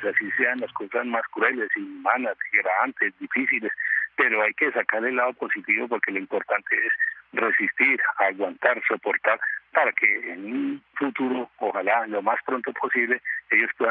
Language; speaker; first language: Spanish; native; Spanish